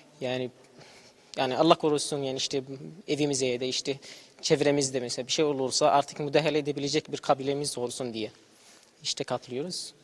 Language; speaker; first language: Turkish; non-native, fluent; Arabic